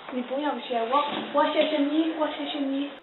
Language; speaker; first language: Chinese; non-native, learner; Danish